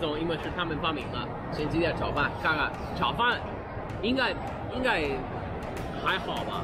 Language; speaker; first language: Chinese; non-native, fluent; Spanish